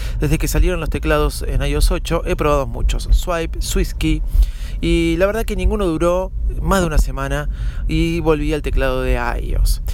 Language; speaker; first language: Spanish; native; Spanish